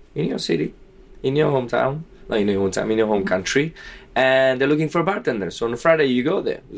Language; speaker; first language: English; non-native, fluent; Slovak